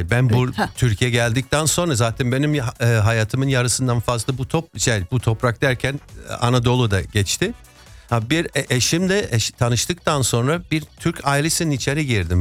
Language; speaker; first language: Turkish; non-native, fluent; English